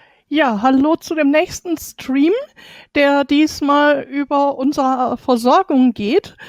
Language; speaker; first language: German; native; German